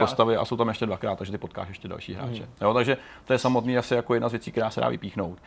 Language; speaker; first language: Czech; native; Czech